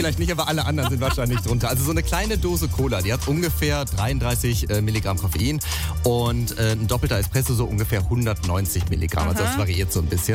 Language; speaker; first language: German; native; German